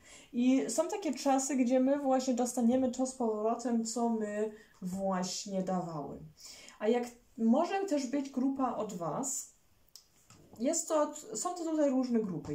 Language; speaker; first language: Polish; early bilingual, heritage; German